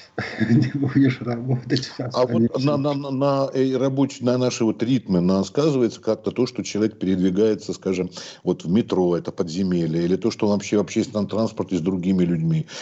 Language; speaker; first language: Russian; native; Russian